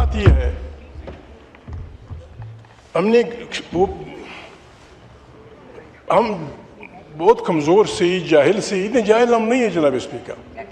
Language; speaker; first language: Urdu; non-native, local second language; Pashto